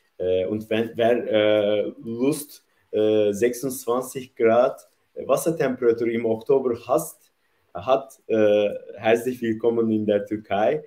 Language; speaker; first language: German; non-native, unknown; Turkish